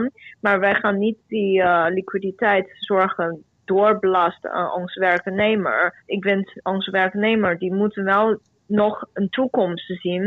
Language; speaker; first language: Dutch; non-native, fluent; Chinese